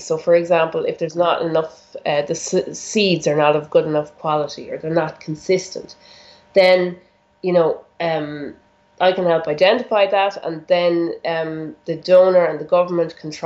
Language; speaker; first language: English; native; English